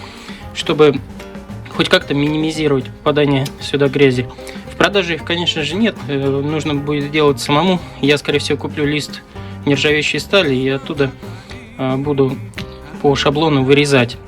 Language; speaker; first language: Russian; native; Russian